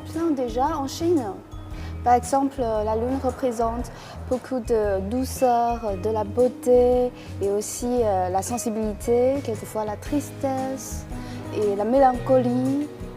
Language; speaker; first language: French; non-native, fluent; Chinese